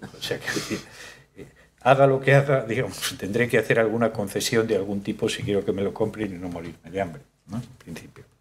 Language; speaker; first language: Spanish; native; Spanish